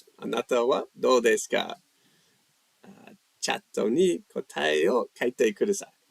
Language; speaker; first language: Japanese; non-native, fluent; English